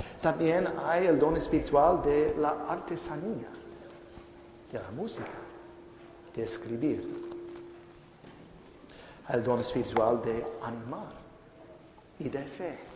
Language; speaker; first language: Spanish; non-native, fluent; English